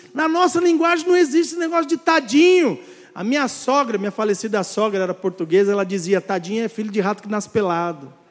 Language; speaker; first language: Portuguese; native; Portuguese